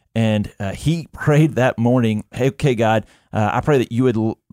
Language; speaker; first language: English; native; English